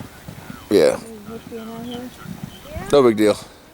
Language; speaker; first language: English; native; English